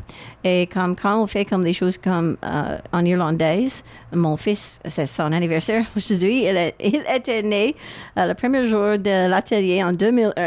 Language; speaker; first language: French; non-native, local second language; English